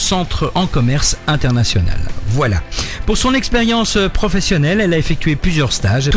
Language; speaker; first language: French; native; French